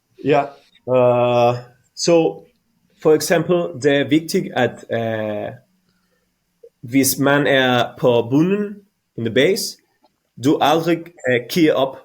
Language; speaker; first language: Danish; non-native, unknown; Catalan